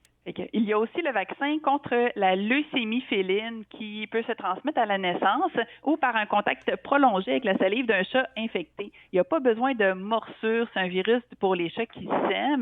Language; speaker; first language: French; native; French